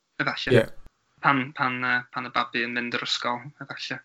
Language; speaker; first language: Welsh; non-native, learner; English